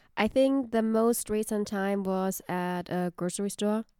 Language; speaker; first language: English; non-native, fluent; German